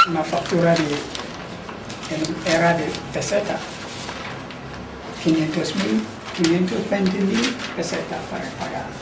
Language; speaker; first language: Spanish; non-native, learner; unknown